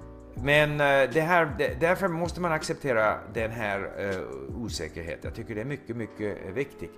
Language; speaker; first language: Swedish; non-native, fluent; English